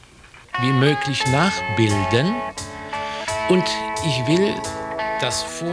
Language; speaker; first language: German; native; German